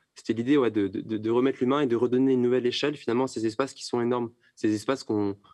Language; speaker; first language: French; native; French